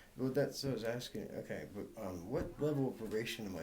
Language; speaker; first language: English; native; English